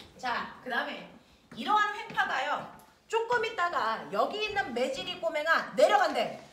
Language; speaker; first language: Korean; native; Korean